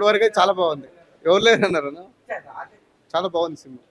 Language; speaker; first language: Telugu; native; Telugu